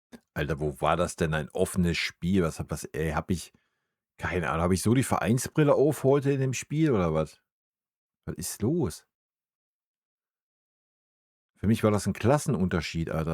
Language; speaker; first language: German; native; German